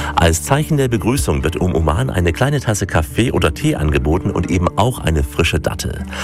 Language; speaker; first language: German; native; German